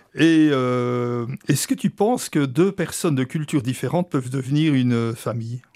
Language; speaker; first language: French; native; French